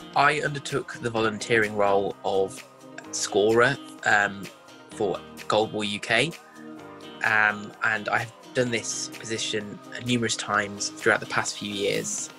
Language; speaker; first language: English; native; English